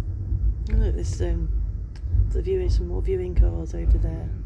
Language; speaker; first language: English; native; English